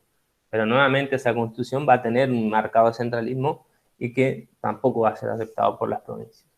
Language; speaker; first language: Spanish; native; Spanish